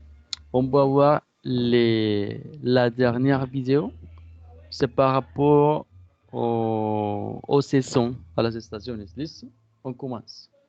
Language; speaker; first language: French; non-native, fluent; Spanish